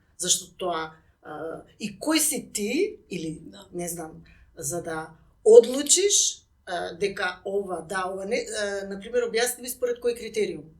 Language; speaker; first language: Macedonian; native; Macedonian